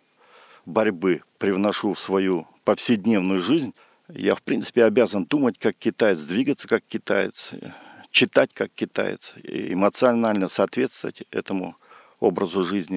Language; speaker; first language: Russian; native; Russian